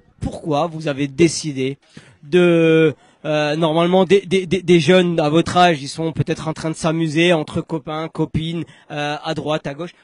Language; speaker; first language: French; native; French